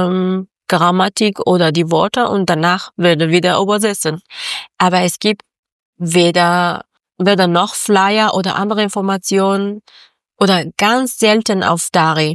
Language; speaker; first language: German; non-native, learner; Persian